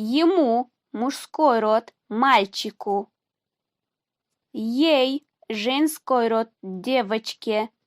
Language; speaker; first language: Russian; non-native, fluent; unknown